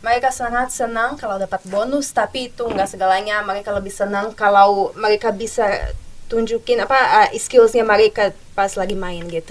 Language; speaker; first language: Indonesian; non-native, fluent; Portuguese